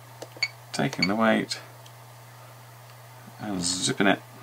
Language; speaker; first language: English; native; English